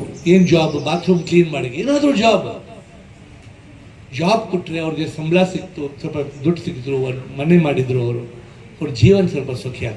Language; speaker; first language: Kannada; non-native, local second language; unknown